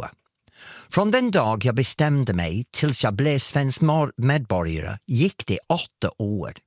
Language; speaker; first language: Swedish; non-native, fluent; English